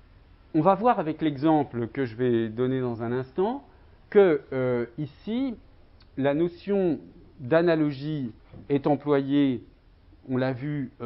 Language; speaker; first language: French; native; French